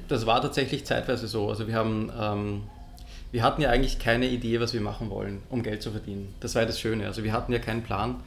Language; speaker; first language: German; native; German